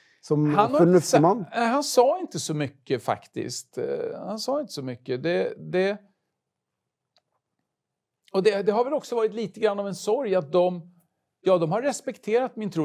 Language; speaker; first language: Swedish; native; Swedish